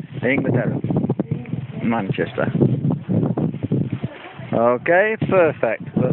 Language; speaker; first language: Spanish; non-native, learner; English